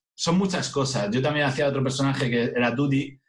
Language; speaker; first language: Spanish; native; Spanish